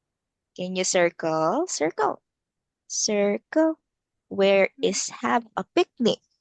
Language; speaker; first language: English; non-native, local second language; Filipino